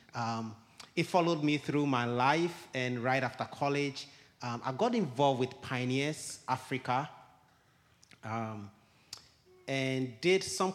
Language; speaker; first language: English; non-native, local second language; Ewe